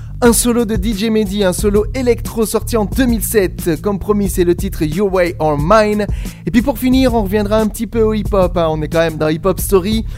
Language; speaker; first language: French; native; French